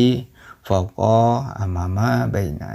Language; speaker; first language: Arabic; non-native, fluent; Indonesian